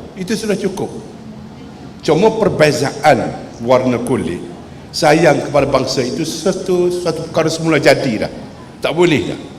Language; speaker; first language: Malay; native; Malay